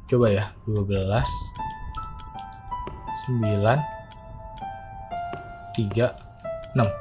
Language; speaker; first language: Indonesian; native; Indonesian